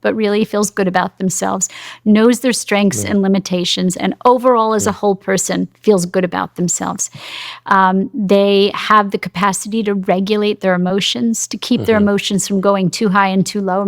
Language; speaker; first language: English; native; English